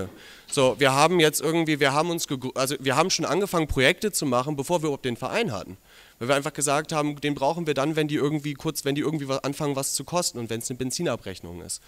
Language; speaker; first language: German; native; German